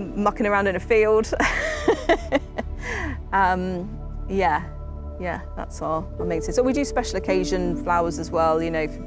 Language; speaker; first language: English; native; English